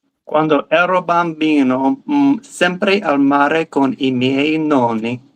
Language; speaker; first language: Italian; non-native, learner; English